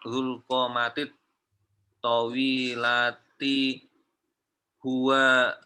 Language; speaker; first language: Arabic; non-native, learner; Indonesian